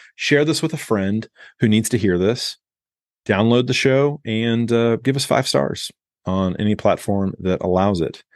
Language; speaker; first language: English; native; English